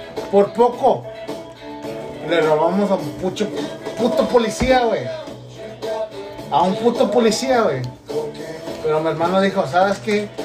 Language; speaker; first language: Spanish; early bilingual, heritage; Spanish